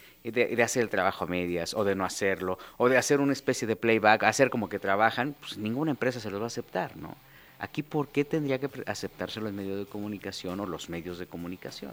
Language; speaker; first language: Spanish; native; Spanish